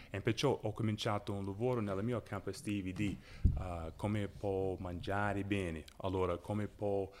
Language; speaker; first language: Italian; non-native, learner; English